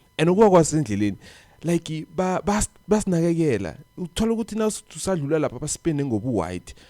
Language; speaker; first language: Zulu; non-native, local second language; South Ndebele